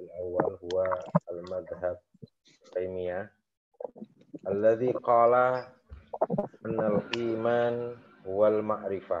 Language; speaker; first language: Arabic; non-native, fluent; Indonesian